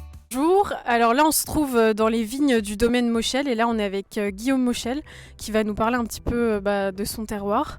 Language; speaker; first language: French; native; French